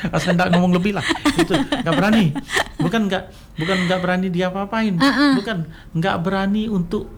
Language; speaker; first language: Indonesian; native; Indonesian